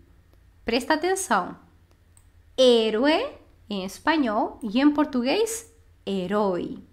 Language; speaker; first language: Portuguese; non-native, fluent; Spanish